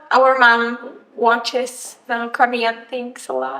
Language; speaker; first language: English; non-native, fluent; Polish